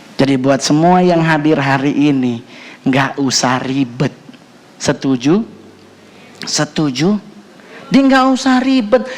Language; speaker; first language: Indonesian; native; Indonesian